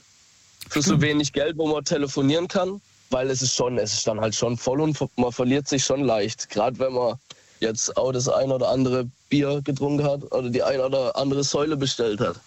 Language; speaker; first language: German; native; German